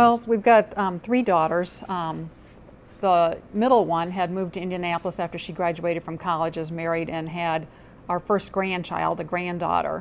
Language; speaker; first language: English; native; English